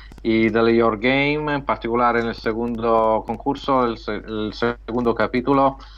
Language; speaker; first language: Spanish; non-native, fluent; Italian